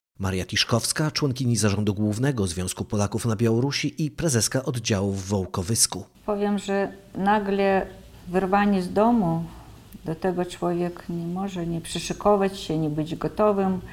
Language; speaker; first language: Polish; early bilingual, heritage; Polish